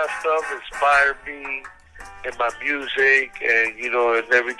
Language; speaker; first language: English; early bilingual, other home language; Spanish